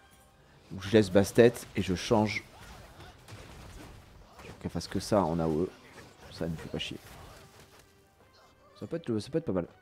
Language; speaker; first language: French; native; French